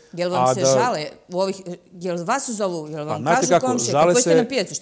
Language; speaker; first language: Serbian; native; Serbian